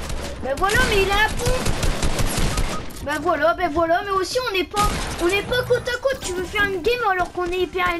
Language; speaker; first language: French; native; French